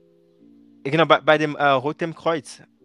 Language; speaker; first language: German; non-native, fluent; French